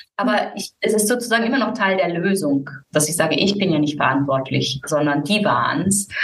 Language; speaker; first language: German; native; German